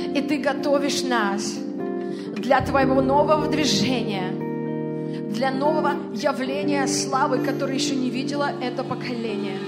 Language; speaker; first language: Russian; native; Russian